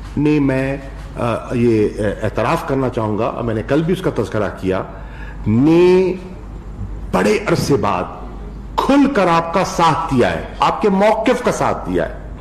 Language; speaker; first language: Urdu; native; Urdu